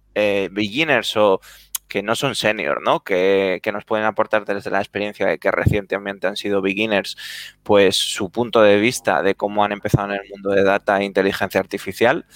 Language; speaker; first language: Spanish; native; Spanish